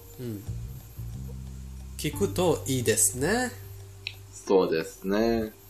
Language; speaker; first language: Japanese; non-native, fluent; Persian